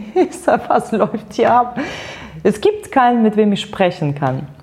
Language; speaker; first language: German; non-native, fluent; Russian